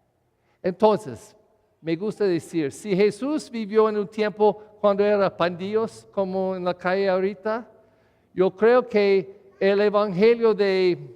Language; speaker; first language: Spanish; non-native, learner; English